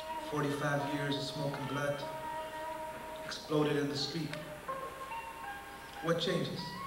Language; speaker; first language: English; early bilingual, other home language; Spanish